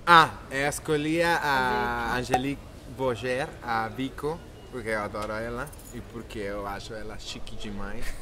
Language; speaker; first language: Portuguese; non-native, fluent; Spanish